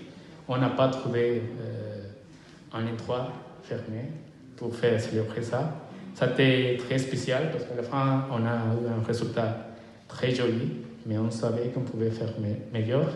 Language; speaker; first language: French; non-native, fluent; Spanish